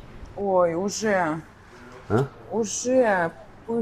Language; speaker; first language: Russian; native; Russian